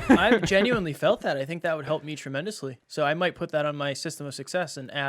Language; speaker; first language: English; native; English